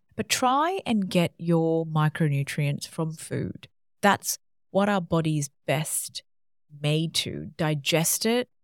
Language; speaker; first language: English; non-native, local second language; Tamil